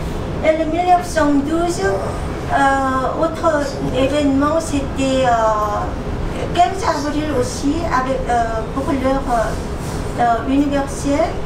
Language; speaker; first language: French; non-native, fluent; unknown